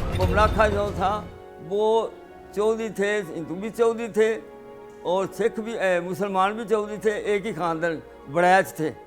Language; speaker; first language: Urdu; non-native, local second language; Punjabi